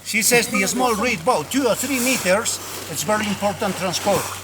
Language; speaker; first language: English; non-native, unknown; Spanish